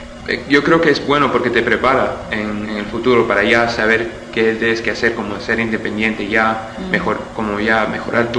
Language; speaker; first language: Spanish; early bilingual, heritage; Spanish